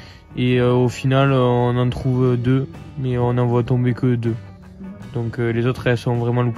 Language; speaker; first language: French; native; French